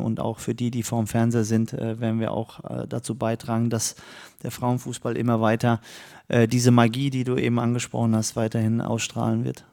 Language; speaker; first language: German; native; German